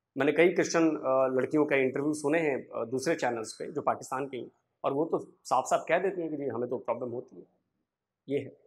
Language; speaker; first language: Hindi; native; Hindi